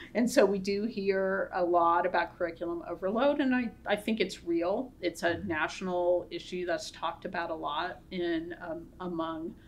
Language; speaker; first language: English; native; English